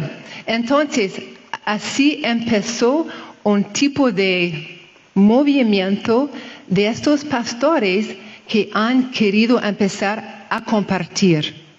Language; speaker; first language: Spanish; non-native, fluent; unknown